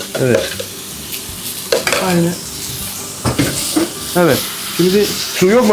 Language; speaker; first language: Turkish; non-native, learner; French